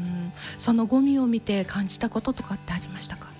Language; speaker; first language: Japanese; native; Japanese